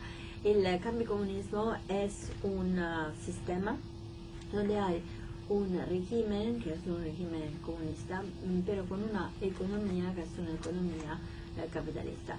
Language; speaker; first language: Spanish; non-native, fluent; Italian